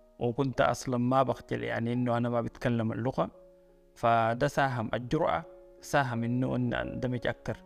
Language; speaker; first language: Arabic; native; Arabic